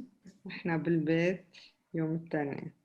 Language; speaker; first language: Arabic; native; Arabic